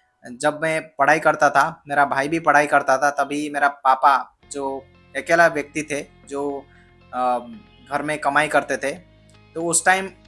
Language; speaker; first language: Hindi; non-native, local second language; Odia